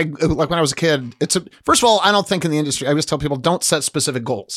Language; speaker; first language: English; native; English